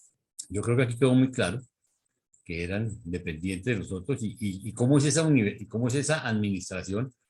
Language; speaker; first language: Spanish; native; Spanish